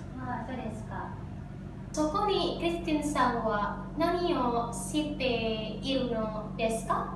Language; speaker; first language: Japanese; non-native, learner; Indonesian